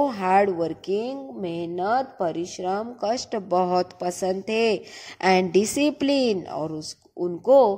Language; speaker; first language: Hindi; non-native, local second language; Marathi